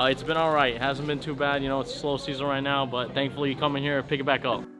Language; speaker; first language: English; native; English